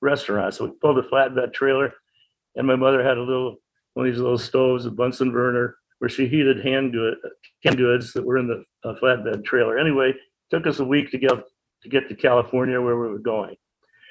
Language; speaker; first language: English; native; English